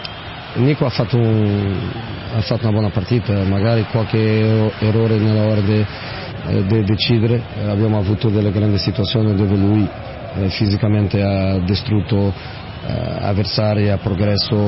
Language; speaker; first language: Italian; non-native, fluent; Portuguese